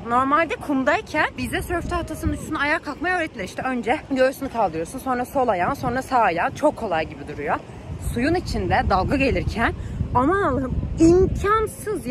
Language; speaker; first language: Turkish; native; Turkish